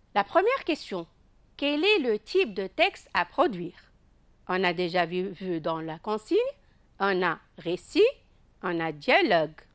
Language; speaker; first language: French; non-native, local second language; Arabic